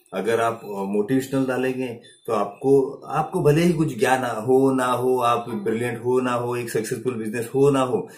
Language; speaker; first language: Hindi; non-native, local second language; Marathi